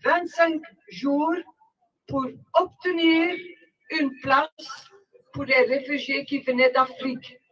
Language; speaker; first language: French; non-native, local second language; Dutch